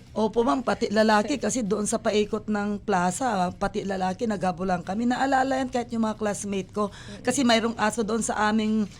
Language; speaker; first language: Filipino; non-native, local second language; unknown